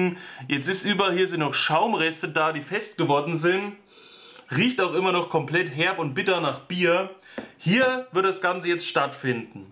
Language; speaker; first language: German; native; German